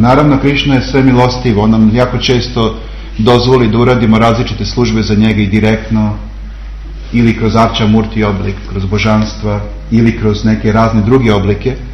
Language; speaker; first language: Serbian; native; Serbian